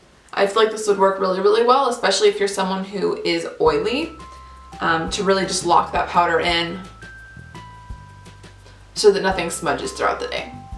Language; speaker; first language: English; native; English